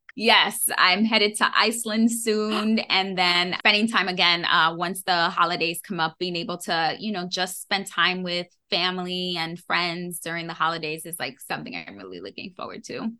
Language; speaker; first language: English; native; English